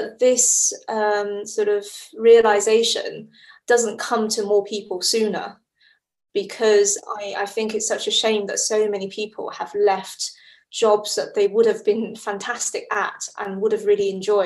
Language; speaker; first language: English; early bilingual, other home language; Chinese